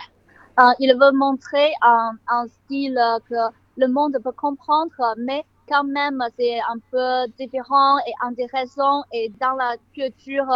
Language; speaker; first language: French; non-native, learner; Chinese